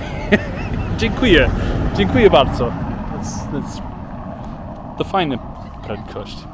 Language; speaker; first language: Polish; non-native, learner; Norwegian